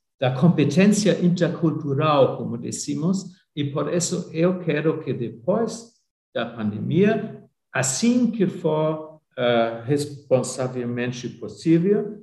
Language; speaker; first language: Portuguese; non-native, fluent; German